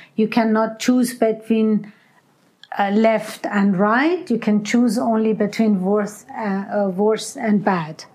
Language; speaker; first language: English; non-native, fluent; Persian